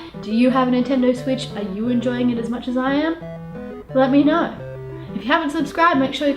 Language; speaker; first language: English; native; English